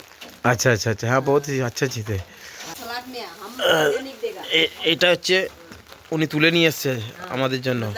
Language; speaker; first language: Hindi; non-native, local second language; Bangla